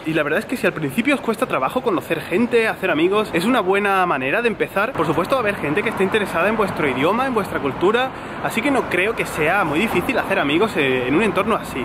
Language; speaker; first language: Spanish; native; Spanish